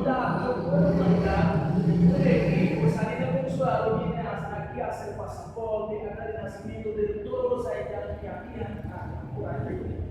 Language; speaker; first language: Spanish; non-native, local second language; Haitian Creole